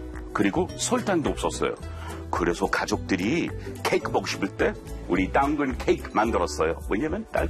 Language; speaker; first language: Korean; non-native, fluent; English